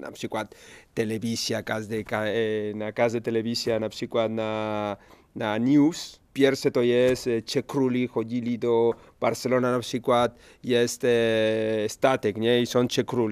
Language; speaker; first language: Polish; non-native, learner; Spanish